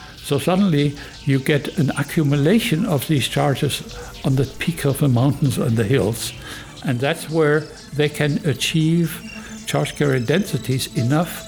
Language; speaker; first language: English; non-native, fluent; German